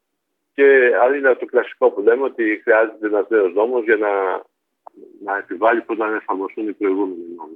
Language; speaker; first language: Greek; native; Greek